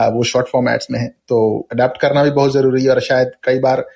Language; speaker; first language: Hindi; non-native, local second language; Bhojpuri